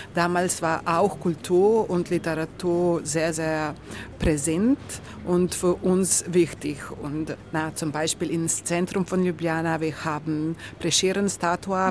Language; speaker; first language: German; non-native, learner; Slovenian